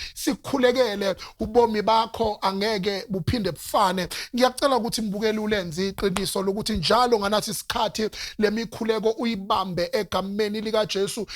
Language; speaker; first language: Zulu; non-native, local second language; Northern Sotho